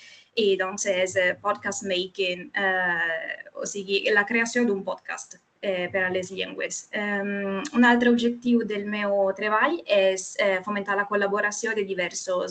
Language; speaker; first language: Catalan; non-native, fluent; Italian